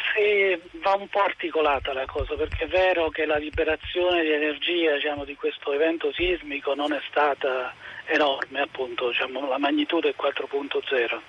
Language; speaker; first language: Italian; native; Italian